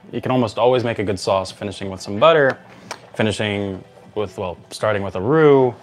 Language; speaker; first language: English; native; English